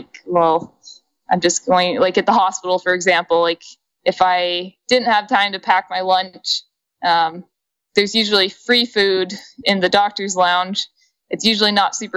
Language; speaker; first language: English; native; English